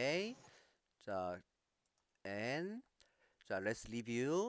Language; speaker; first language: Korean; native; Korean